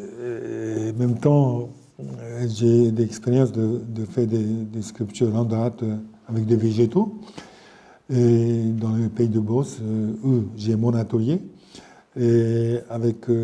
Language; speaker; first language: French; non-native, fluent; Japanese